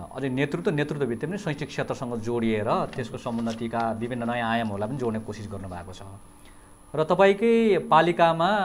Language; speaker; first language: Nepali; native; Nepali